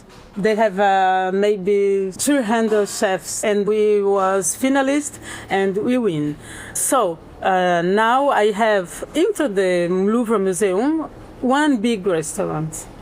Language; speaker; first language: English; non-native, learner; Portuguese